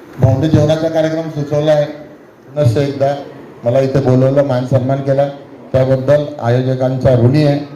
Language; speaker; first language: Marathi; non-native, local second language; Haryanvi